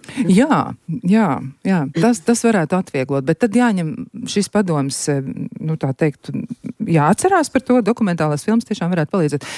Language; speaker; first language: Latvian; native; Latvian